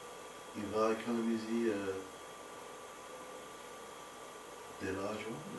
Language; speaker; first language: French; non-native, learner; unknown